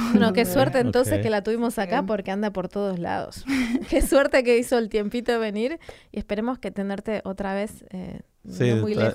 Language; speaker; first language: Spanish; native; Spanish